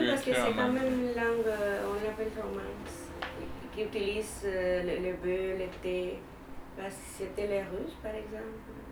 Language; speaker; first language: French; non-native, fluent; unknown